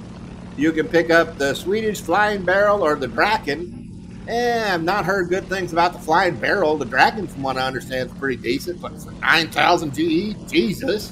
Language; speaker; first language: English; native; English